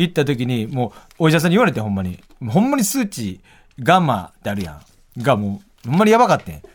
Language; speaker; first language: Japanese; native; Japanese